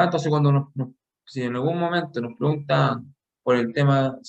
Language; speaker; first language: Spanish; native; Spanish